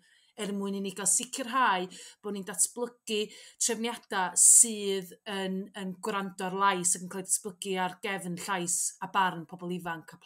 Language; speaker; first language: Welsh; native; Welsh